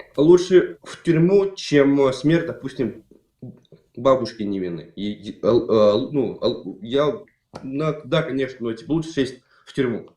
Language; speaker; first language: Russian; native; Russian